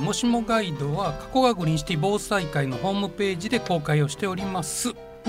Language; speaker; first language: Japanese; native; Japanese